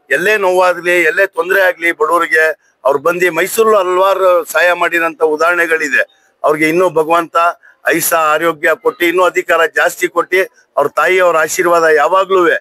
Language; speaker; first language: Kannada; non-native, local second language; Urdu